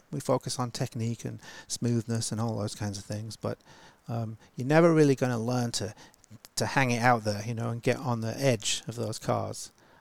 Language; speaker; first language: English; native; English